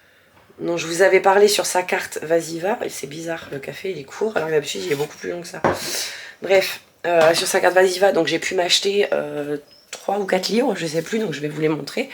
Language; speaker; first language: French; native; French